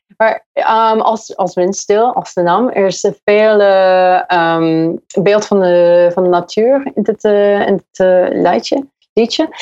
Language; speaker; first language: Dutch; non-native, learner; English